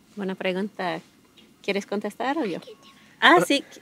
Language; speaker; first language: Spanish; non-native, fluent; English